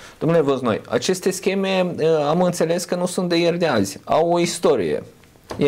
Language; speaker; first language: Romanian; native; Romanian